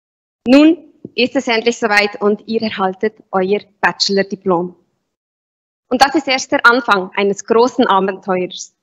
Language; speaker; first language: German; native; German